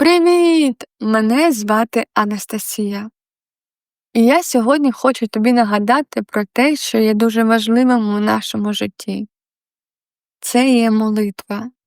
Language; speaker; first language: Ukrainian; non-native, local second language; Russian